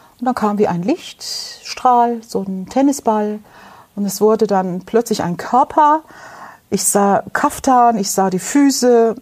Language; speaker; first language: German; non-native, fluent; Turkish